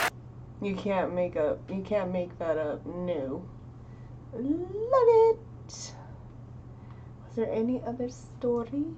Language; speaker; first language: English; native; English